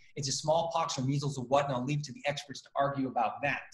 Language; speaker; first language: English; native; English